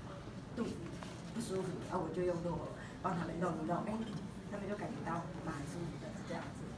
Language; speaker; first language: Chinese; native; Chinese